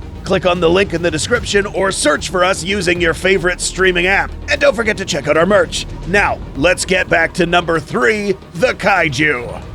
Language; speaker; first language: English; native; English